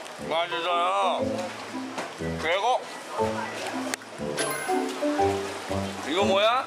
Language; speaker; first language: Korean; non-native, learner; Japanese